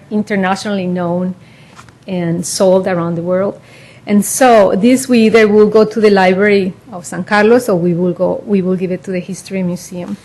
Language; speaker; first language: English; non-native, fluent; Spanish